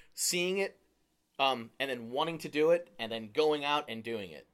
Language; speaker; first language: English; native; English